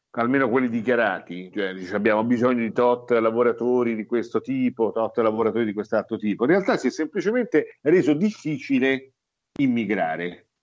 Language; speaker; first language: Italian; native; Italian